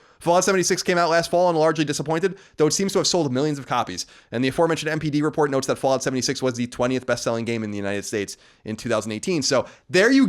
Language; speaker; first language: English; native; English